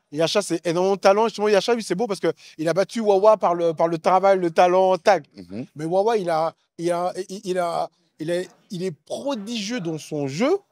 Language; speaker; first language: French; native; French